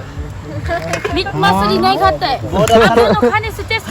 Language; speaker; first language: Hindi; non-native, learner; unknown